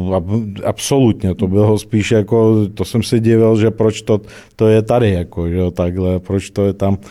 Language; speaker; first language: Czech; early bilingual, other home language; Russian